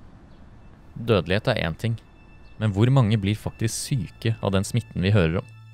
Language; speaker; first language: Norwegian; native; Norwegian